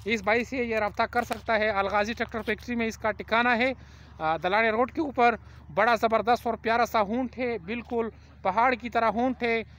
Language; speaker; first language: Urdu; non-native, local second language; Pashto